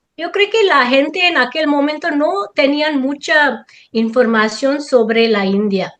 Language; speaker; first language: Spanish; non-native, fluent; Tamil